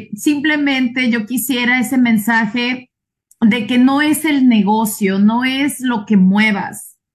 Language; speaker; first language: Spanish; native; Spanish